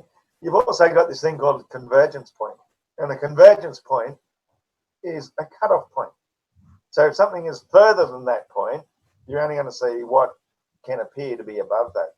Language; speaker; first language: English; native; English